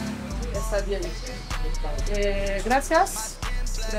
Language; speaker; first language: Spanish; non-native, learner; French